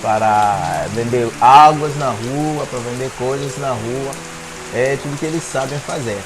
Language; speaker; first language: Portuguese; non-native, fluent; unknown